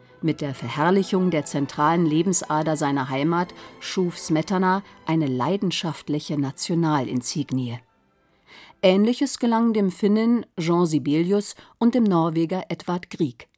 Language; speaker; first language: German; native; German